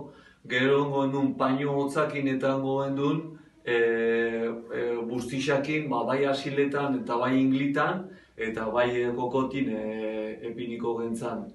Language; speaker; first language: Basque; native; Basque